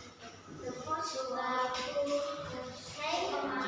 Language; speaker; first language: English; non-native, learner; Indonesian